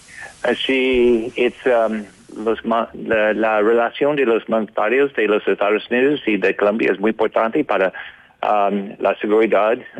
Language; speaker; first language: Spanish; non-native, learner; English